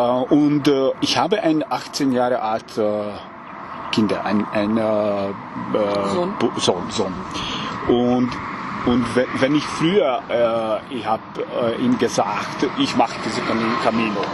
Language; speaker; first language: German; non-native, learner; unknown